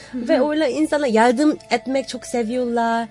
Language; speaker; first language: Turkish; non-native, learner; Korean